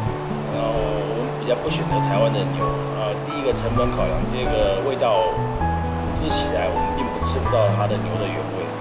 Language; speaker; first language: Chinese; native; Chinese